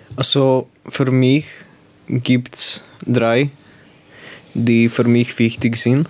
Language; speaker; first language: German; non-native, local second language; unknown